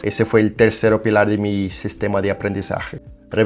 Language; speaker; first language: Spanish; non-native, fluent; Portuguese